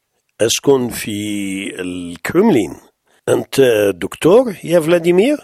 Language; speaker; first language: Arabic; non-native, fluent; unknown